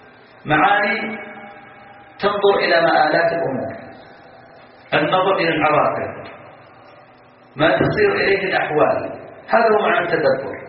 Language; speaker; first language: Arabic; native; Arabic